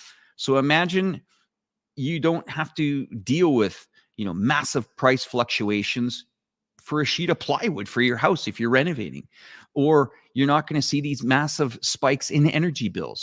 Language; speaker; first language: English; native; English